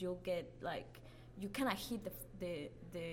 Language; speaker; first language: English; non-native, fluent; Spanish